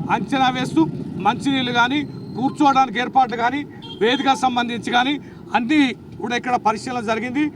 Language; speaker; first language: Telugu; native; Telugu